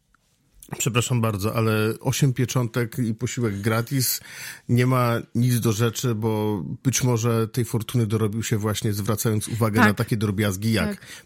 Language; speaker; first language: Polish; native; Polish